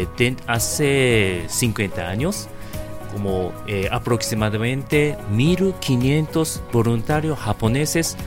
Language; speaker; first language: Spanish; non-native, learner; Japanese